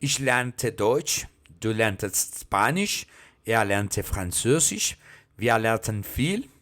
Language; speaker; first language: German; non-native, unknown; Spanish